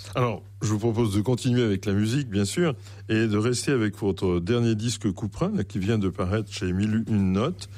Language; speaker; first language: French; native; French